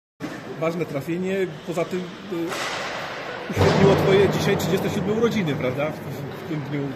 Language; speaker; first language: Polish; native; Polish